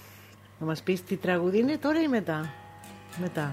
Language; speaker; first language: Greek; native; Greek